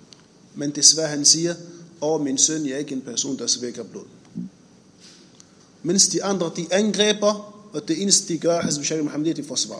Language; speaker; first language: Danish; non-native, fluent; Arabic